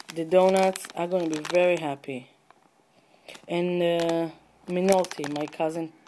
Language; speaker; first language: English; non-native, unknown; Hebrew